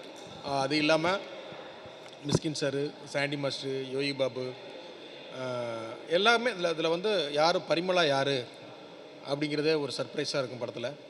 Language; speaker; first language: Tamil; native; Tamil